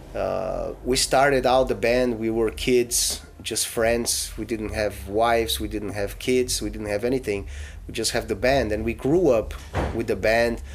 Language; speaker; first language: English; non-native, fluent; Portuguese